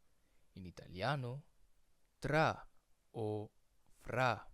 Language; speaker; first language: Italian; non-native, fluent; Filipino